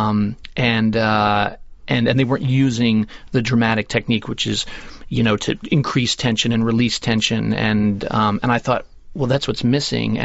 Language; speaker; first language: English; native; English